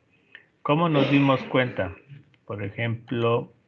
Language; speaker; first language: Spanish; native; Spanish